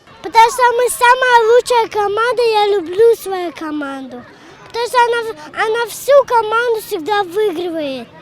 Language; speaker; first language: Russian; non-native, local second language; Tajik